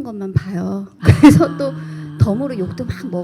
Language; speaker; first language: Korean; native; Korean